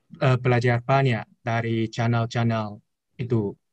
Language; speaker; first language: Indonesian; non-native, learner; Chinese